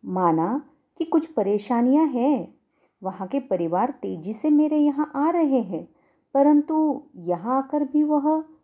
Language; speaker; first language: Hindi; non-native, local second language; Marathi